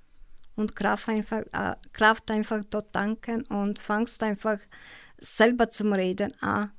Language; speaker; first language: German; non-native, learner; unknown